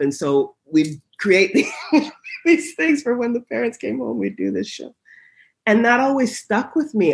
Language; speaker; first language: English; native; English